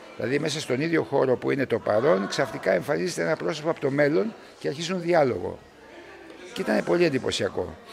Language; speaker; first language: Greek; early bilingual, heritage; Greek